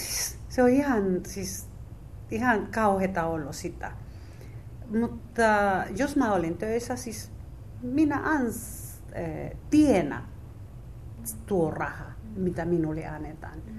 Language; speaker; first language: Finnish; non-native, fluent; Spanish